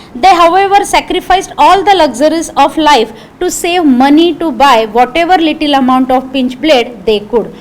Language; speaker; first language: English; non-native, local second language; Marathi